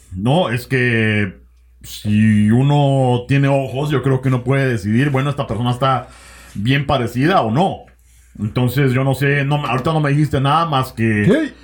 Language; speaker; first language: Spanish; native; Spanish